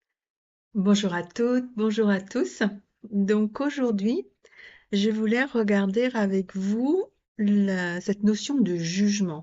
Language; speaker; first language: French; native; French